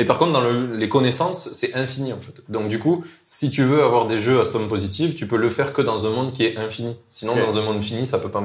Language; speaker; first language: French; native; French